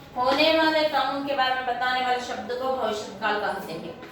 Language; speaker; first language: Hindi; non-native, local second language; Telugu